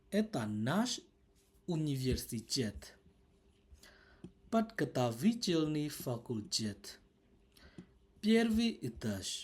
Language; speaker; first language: Russian; non-native, learner; Burmese